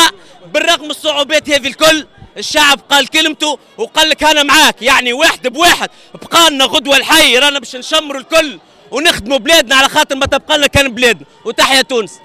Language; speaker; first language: Arabic; native; Arabic